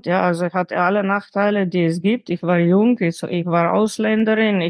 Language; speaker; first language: German; non-native, fluent; Slovenian